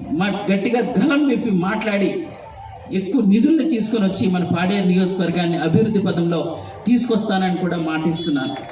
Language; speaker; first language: Telugu; native; Telugu